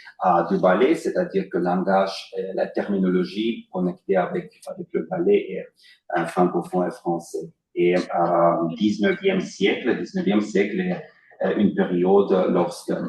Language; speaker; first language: French; non-native, fluent; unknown